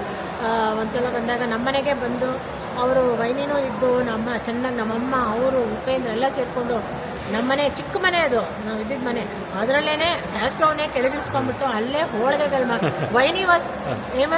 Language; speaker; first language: Kannada; native; Kannada